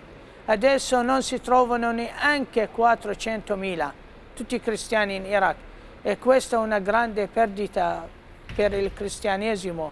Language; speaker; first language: Italian; non-native, fluent; Arabic